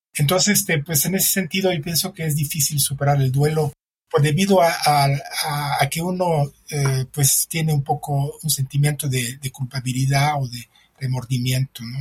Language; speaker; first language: Spanish; non-native, fluent; French